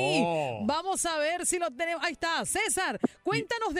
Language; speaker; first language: Spanish; native; Spanish